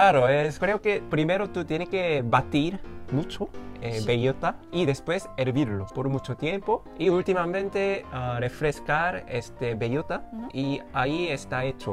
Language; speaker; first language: Spanish; non-native, fluent; Korean